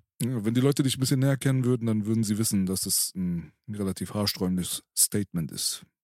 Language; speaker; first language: German; early bilingual, other home language; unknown